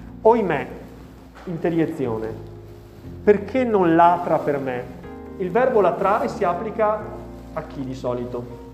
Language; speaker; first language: Italian; native; Italian